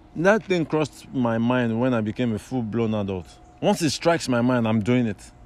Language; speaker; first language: English; non-native, local second language; Yoruba